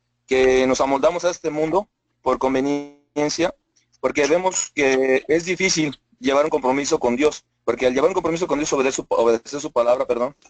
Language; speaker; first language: Spanish; native; Spanish